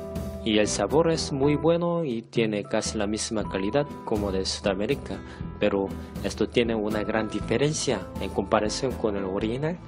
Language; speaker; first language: Spanish; non-native, fluent; Korean